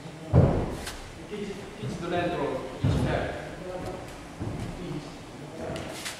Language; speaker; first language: Hungarian; non-native, learner; Japanese